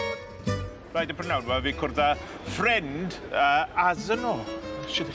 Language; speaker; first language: Welsh; non-native, learner; English